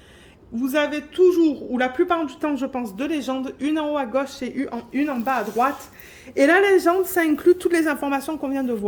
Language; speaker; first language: French; native; French